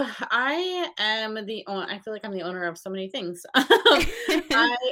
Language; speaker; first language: English; native; English